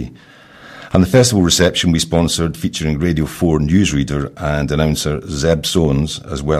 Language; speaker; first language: English; native; English